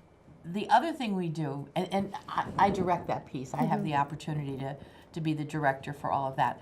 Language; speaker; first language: English; native; English